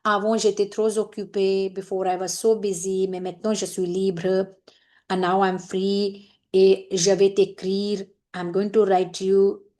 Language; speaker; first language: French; non-native, fluent; Hindi